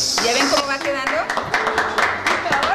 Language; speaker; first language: Spanish; native; Spanish